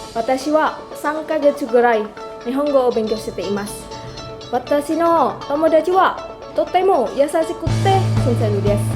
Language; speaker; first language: Japanese; non-native, learner; Indonesian